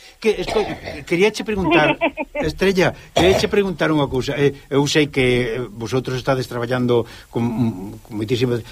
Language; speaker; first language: Galician; native; Galician